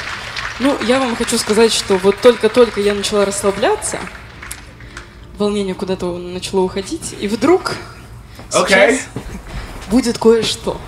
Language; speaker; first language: Russian; native; Russian